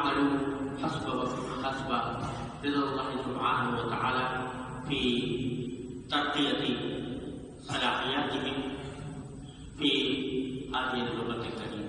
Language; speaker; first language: Arabic; non-native, fluent; Urdu